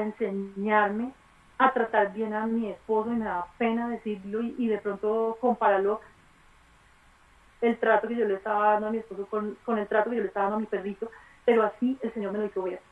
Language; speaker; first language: Spanish; native; Spanish